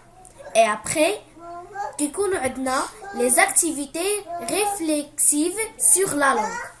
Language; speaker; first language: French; non-native, local second language; Arabic